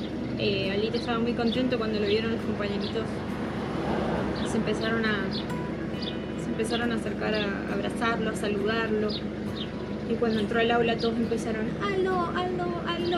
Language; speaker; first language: Spanish; native; Spanish